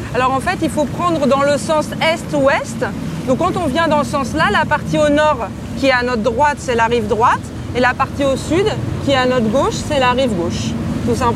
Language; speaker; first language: French; native; French